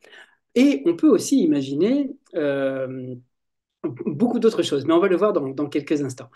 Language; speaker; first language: French; native; French